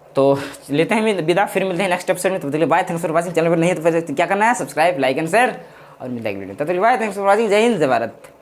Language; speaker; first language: Hindi; native; Hindi